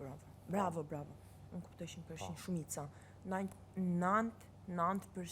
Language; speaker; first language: Albanian; non-native, learner; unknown